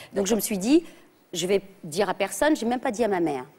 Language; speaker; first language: French; early bilingual, other home language; English